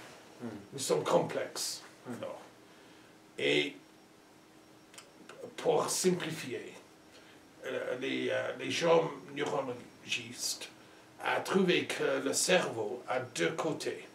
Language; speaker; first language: French; non-native, learner; English